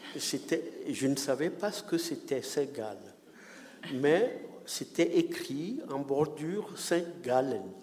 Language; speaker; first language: French; non-native, local second language; Ewe